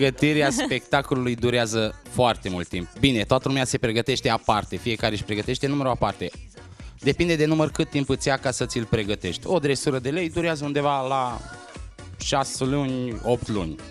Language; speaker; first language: Romanian; native; Romanian